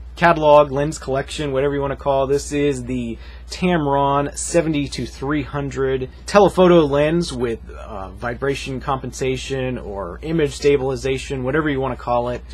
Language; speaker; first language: English; native; English